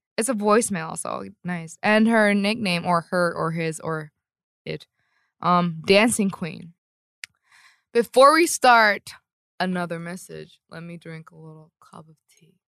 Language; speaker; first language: English; non-native, fluent; Korean